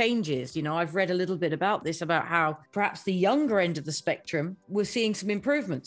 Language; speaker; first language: English; native; English